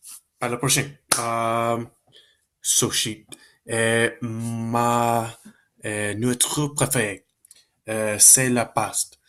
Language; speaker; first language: French; non-native, learner; Spanish